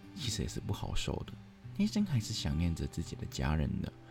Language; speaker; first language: Chinese; non-native, local second language; Cantonese